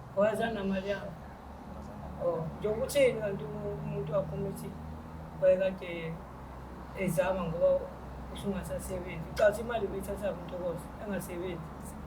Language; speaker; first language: Zulu; native; Zulu